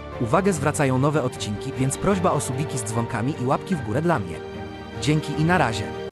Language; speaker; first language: Polish; native; Polish